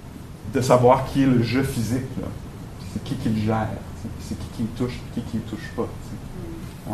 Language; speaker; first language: French; native; French